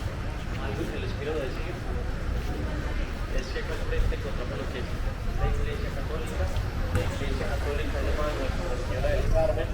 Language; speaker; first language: Spanish; native; Spanish